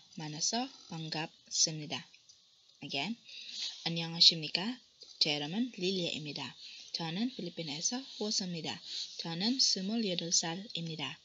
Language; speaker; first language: Korean; non-native, learner; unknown